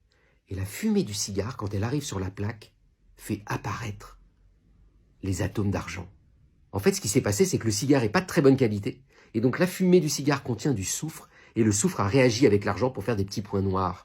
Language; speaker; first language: French; native; French